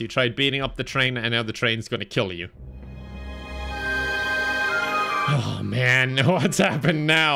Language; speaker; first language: English; native; English